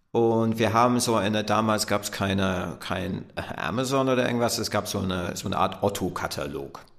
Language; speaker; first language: German; non-native, fluent; English